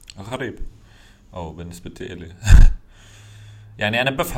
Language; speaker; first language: Arabic; non-native, learner; English